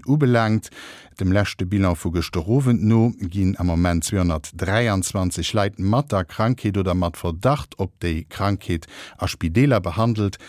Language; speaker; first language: Luxembourgish; native; Luxembourgish